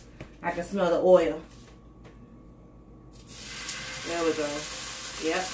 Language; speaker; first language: English; native; English